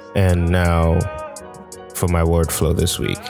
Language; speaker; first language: English; non-native, local second language; Yoruba